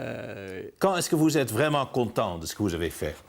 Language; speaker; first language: French; non-native, fluent; Dutch